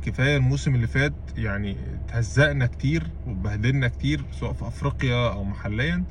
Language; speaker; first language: Arabic; native; Arabic